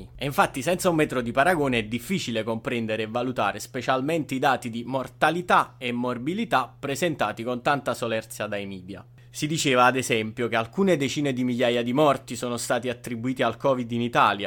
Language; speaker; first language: Italian; native; Italian